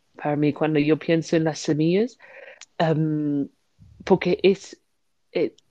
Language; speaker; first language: Spanish; non-native, fluent; English